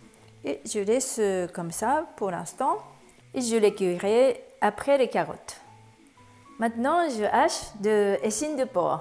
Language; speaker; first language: French; non-native, fluent; Japanese